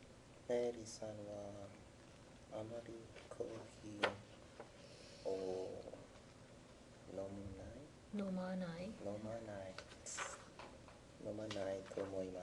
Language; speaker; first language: Japanese; non-native, learner; English